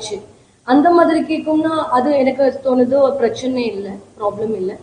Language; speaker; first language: Tamil; non-native, learner; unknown